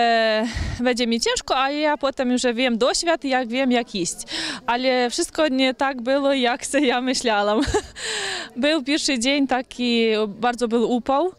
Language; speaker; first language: Polish; early bilingual, heritage; Ukrainian